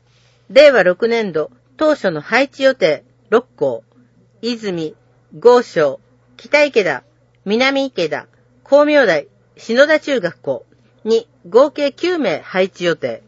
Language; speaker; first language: Japanese; native; Japanese